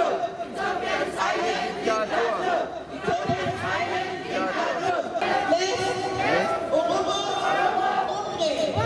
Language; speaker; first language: German; non-native, learner; Oromo